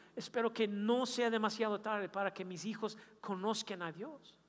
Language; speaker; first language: Spanish; non-native, fluent; English